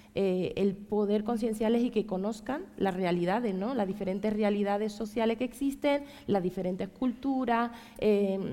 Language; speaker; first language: Spanish; native; Spanish